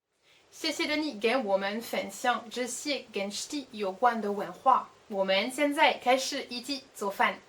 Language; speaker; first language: Chinese; non-native, fluent; French